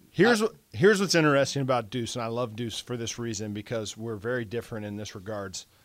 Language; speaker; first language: English; native; English